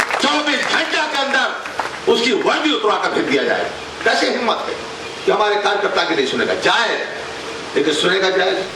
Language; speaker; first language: Hindi; native; Hindi